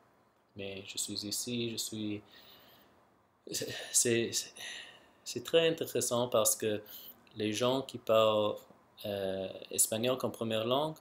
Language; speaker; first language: French; non-native, local second language; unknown